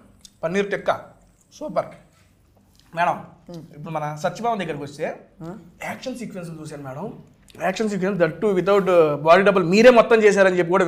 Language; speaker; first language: Telugu; native; Telugu